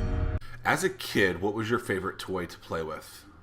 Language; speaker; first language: English; native; English